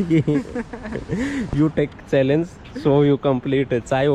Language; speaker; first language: English; non-native, learner; Hindi